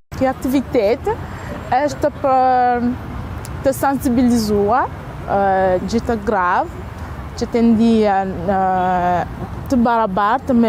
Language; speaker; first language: Albanian; non-native, learner; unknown